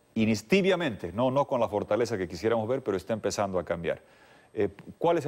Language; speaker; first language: Spanish; native; Spanish